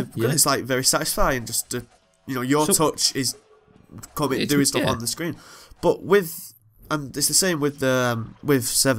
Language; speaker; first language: English; native; English